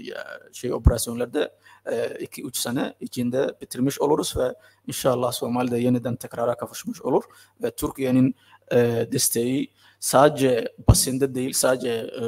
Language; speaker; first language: Turkish; non-native, fluent; Somali